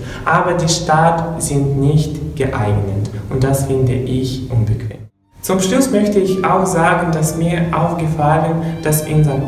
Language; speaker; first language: German; non-native, learner; Russian